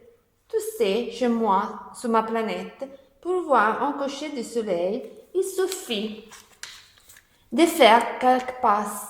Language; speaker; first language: French; non-native, learner; Italian